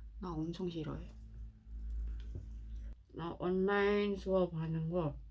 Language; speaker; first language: Korean; non-native, learner; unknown